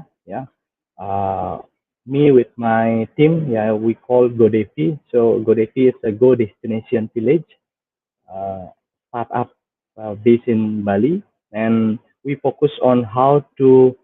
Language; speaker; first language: English; non-native, fluent; Indonesian